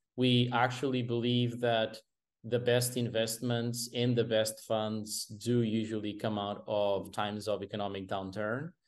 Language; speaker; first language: English; non-native, fluent; Portuguese